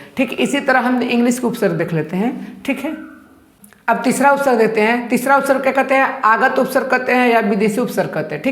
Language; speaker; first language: Hindi; native; Hindi